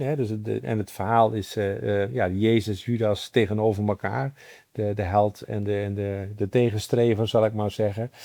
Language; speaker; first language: Dutch; native; Dutch